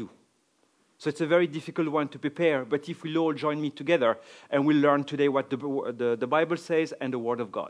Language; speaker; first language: English; non-native, fluent; French